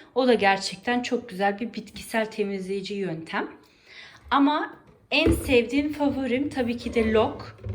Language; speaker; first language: Turkish; early bilingual, heritage; Turkish